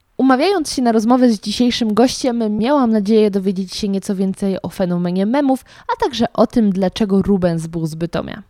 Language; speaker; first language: Polish; native; Polish